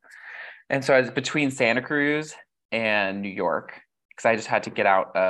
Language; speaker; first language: English; native; English